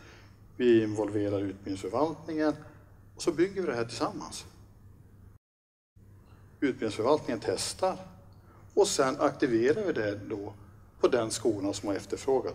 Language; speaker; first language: Swedish; native; Swedish